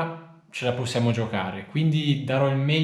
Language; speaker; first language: Italian; native; Italian